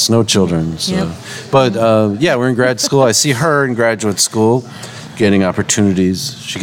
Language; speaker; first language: English; native; English